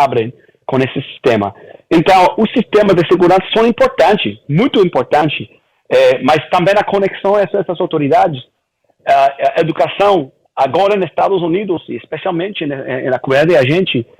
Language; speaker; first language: Portuguese; early bilingual, heritage; Portuguese